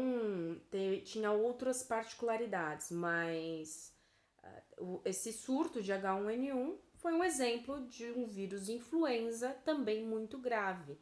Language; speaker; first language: Portuguese; native; Portuguese